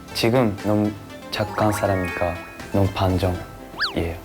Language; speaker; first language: Korean; non-native, learner; Japanese